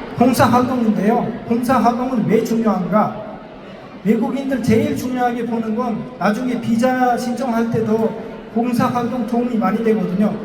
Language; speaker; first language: Korean; non-native, fluent; Uzbek